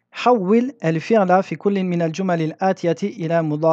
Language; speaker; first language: Arabic; non-native, fluent; French